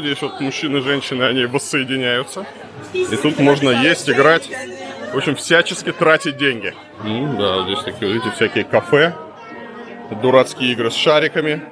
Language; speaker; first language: Russian; native; Russian